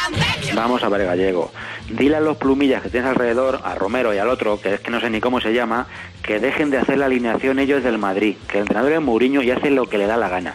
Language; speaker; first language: Spanish; native; Spanish